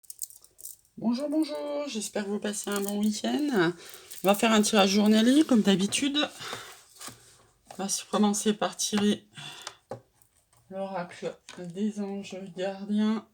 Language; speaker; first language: French; native; French